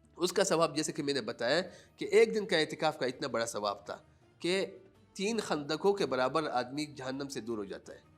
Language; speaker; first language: Urdu; non-native, local second language; Pashto